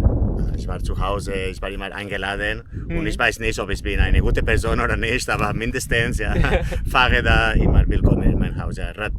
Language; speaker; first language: German; non-native, learner; Spanish